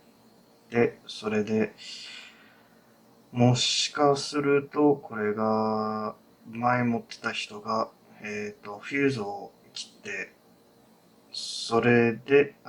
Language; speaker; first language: Japanese; non-native, fluent; English